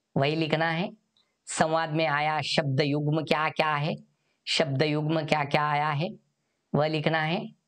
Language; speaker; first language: Hindi; non-native, local second language; Marathi